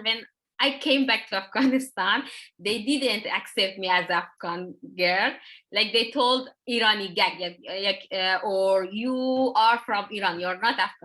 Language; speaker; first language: English; non-native, learner; Persian